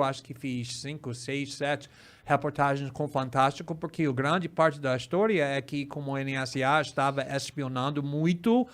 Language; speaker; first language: Portuguese; non-native, fluent; English